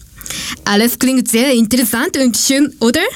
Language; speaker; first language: German; non-native, learner; Japanese